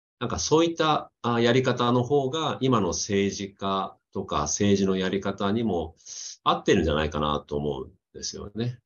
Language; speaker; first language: Japanese; native; Japanese